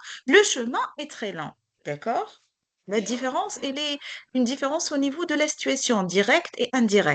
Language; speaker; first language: French; non-native, local second language; Arabic